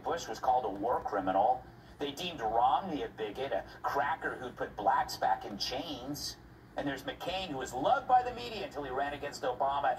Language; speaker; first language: English; native; English